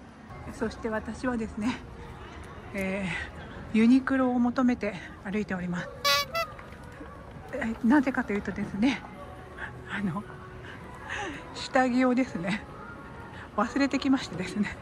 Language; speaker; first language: Japanese; native; Japanese